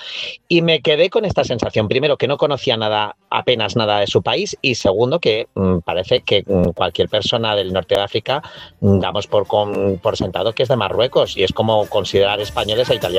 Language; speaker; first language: Spanish; native; Spanish